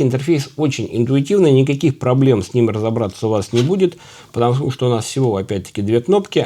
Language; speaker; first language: Russian; native; Russian